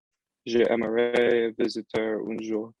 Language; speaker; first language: French; non-native, learner; English